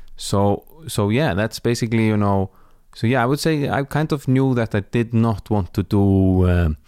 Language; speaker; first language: English; non-native, fluent; Icelandic